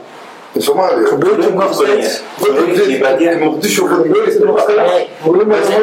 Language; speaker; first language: Dutch; non-native, fluent; Somali